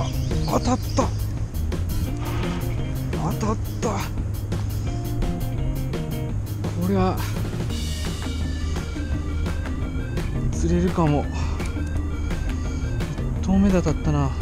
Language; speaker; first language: Japanese; native; Japanese